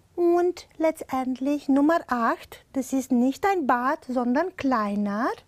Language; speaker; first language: German; non-native, fluent; Romanian